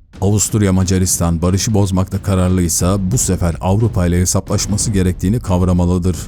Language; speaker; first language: Turkish; native; Turkish